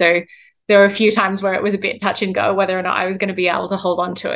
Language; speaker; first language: English; native; English